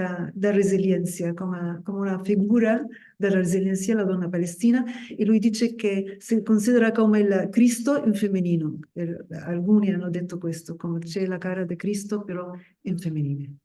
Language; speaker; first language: Italian; non-native, fluent; Spanish